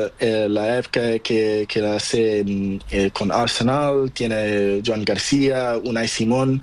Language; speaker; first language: Spanish; non-native, learner; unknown